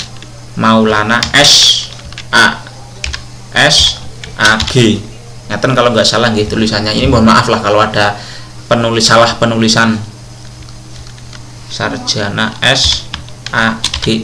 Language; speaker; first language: Indonesian; non-native, local second language; Javanese